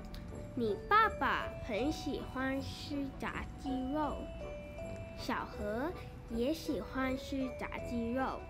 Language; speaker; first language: Chinese; non-native, learner; English